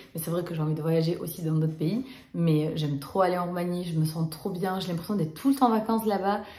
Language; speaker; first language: French; early bilingual, other home language; Romanian